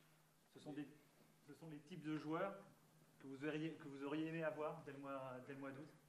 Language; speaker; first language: French; native; French